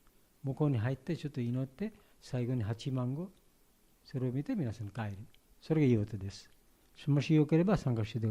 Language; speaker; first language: Japanese; non-native, learner; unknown